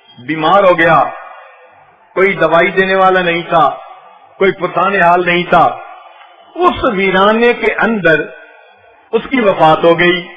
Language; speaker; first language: Urdu; non-native, local second language; Punjabi